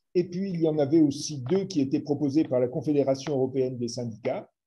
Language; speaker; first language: French; native; French